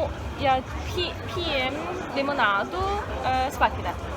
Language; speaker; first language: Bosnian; non-native, learner; Korean